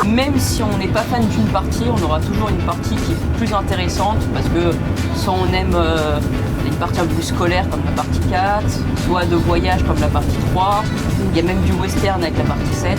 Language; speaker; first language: French; native; French